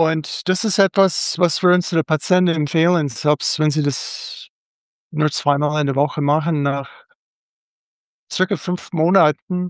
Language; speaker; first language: German; non-native, fluent; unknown